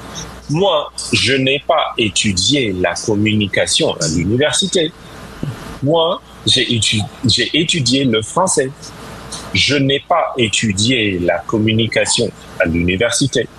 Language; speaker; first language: French; non-native, fluent; English